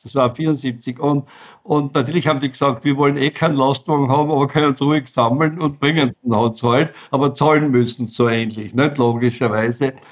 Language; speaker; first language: German; native; German